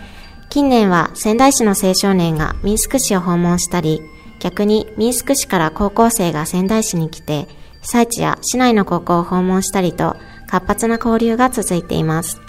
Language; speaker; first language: Japanese; native; Japanese